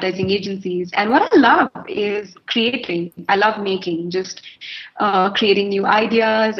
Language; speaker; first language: English; non-native, local second language; Hindi